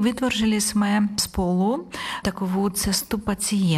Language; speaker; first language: Czech; non-native, learner; Ukrainian